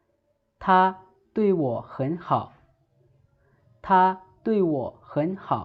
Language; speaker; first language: Chinese; non-native, fluent; Lao